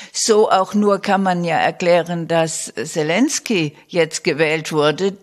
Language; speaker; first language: German; native; German